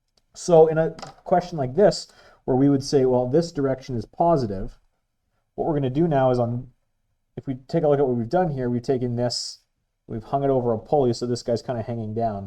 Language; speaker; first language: English; native; English